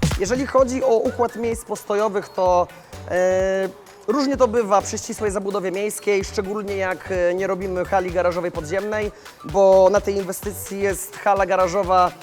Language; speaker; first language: Polish; native; Polish